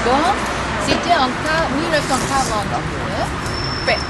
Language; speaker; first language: French; non-native, fluent; German